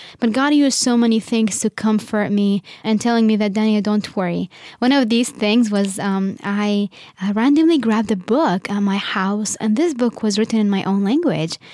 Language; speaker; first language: English; non-native, fluent; Arabic